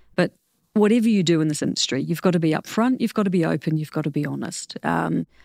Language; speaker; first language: English; native; English